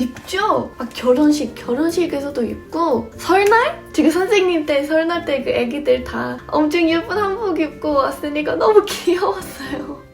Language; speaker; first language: Korean; non-native, fluent; English